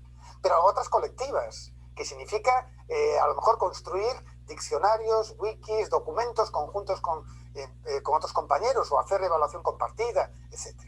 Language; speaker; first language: Spanish; native; Spanish